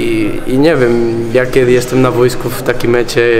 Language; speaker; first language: Polish; non-native, learner; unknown